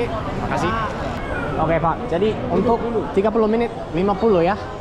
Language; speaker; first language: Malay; non-native, learner; English